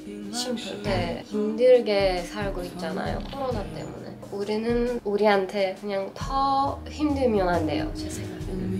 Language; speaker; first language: Korean; non-native, learner; Persian